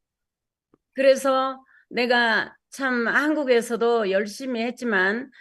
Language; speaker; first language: Korean; native; Korean